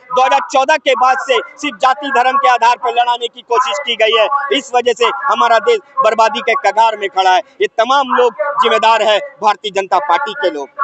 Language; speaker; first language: Hindi; native; Hindi